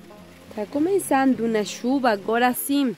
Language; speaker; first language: Portuguese; non-native, fluent; Spanish